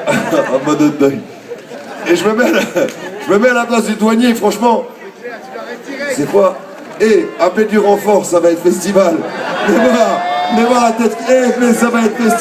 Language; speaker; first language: French; native; French